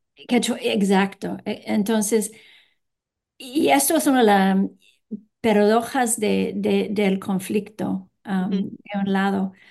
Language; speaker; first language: Spanish; non-native, fluent; English